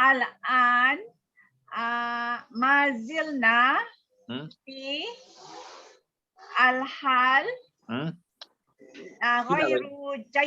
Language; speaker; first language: Arabic; non-native, learner; Malay